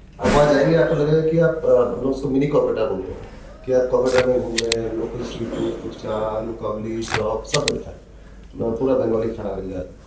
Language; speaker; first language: Hindi; native; Hindi